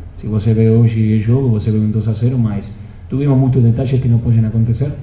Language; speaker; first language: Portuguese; non-native, fluent; Spanish